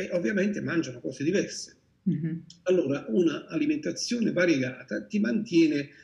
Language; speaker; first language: Italian; native; Italian